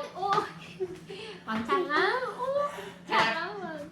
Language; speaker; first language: Vietnamese; native; Vietnamese